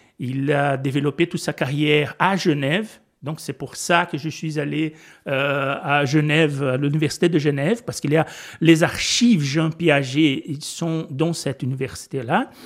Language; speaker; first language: French; non-native, fluent; Portuguese